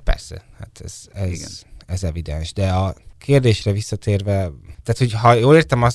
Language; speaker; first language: Hungarian; native; Hungarian